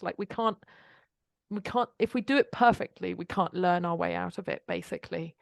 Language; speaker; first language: English; native; English